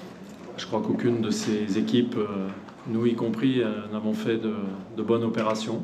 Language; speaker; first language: French; native; French